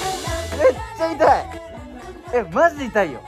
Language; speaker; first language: Japanese; native; Japanese